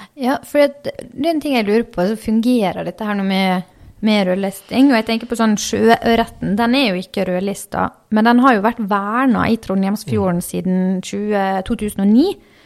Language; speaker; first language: Norwegian; native; Norwegian